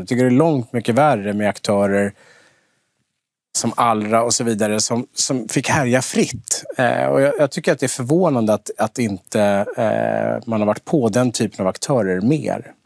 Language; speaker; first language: Swedish; native; Swedish